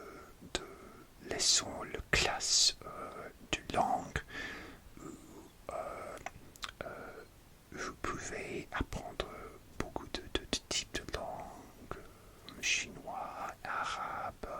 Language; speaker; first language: French; non-native, learner; English